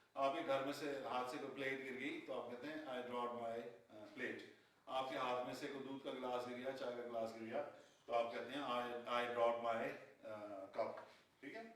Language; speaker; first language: Urdu; non-native, local second language; Punjabi